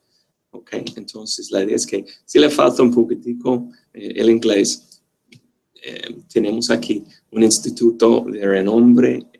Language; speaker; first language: Spanish; non-native, fluent; English